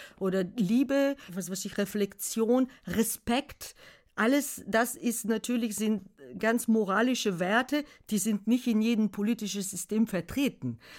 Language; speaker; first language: German; non-native, fluent; Bulgarian